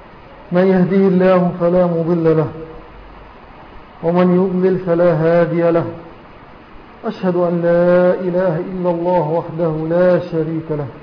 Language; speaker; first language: Arabic; native; Arabic